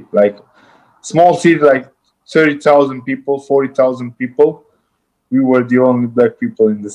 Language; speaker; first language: English; non-native, fluent; Romanian